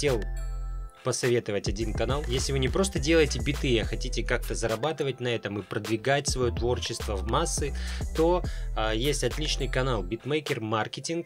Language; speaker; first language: Russian; native; Russian